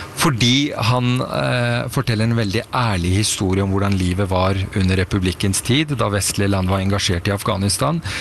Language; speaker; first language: Norwegian; early bilingual, other home language; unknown